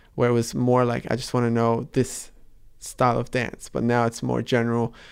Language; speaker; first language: English; early bilingual, other home language; Arabic